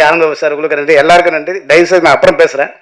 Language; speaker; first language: Tamil; native; Tamil